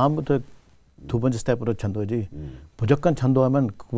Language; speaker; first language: Korean; non-native, learner; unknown